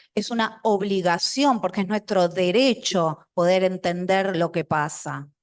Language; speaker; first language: Spanish; non-native, local second language; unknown